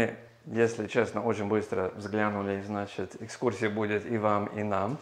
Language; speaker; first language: Russian; non-native, learner; English